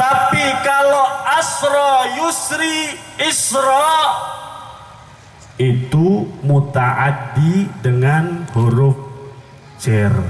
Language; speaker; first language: Indonesian; non-native, local second language; Javanese